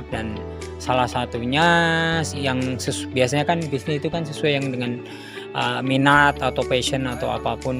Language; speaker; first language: Indonesian; native; Indonesian